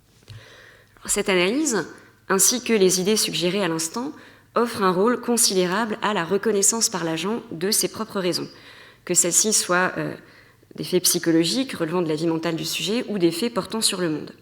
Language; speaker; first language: French; native; French